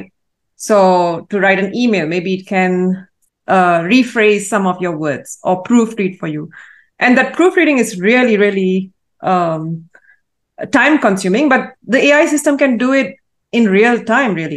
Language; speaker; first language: English; non-native, local second language; Tamil